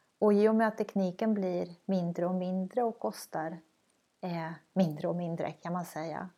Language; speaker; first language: Swedish; non-native, fluent; Croatian